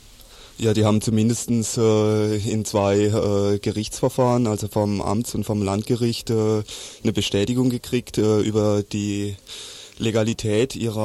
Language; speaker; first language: German; native; German